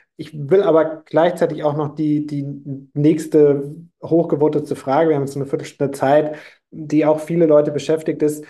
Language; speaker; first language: German; native; German